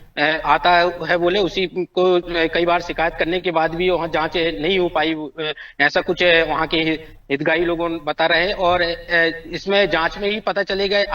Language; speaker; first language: Hindi; native; Hindi